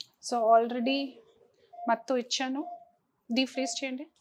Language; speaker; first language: Telugu; non-native, fluent; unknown